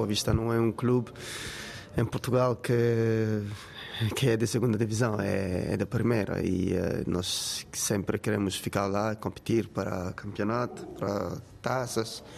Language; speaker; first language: Portuguese; non-native, fluent; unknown